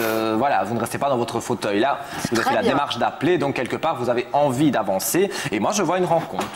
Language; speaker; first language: French; native; French